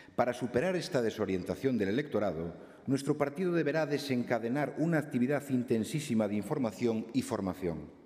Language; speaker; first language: Spanish; non-native, local second language; Galician